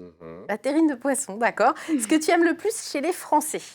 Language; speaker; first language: French; native; French